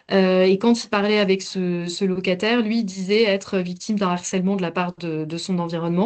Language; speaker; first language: French; native; French